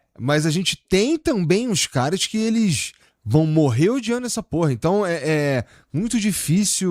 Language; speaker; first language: Portuguese; native; Portuguese